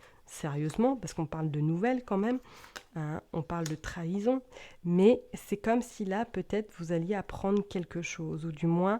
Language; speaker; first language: French; native; French